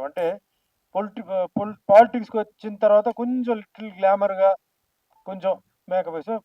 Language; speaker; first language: Telugu; native; Telugu